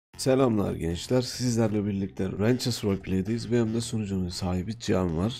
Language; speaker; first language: Turkish; native; Turkish